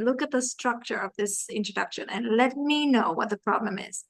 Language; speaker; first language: English; non-native, fluent; Vietnamese